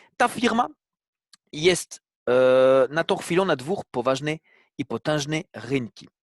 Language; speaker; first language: Polish; non-native, fluent; French